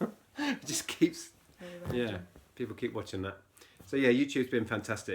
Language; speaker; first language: English; native; English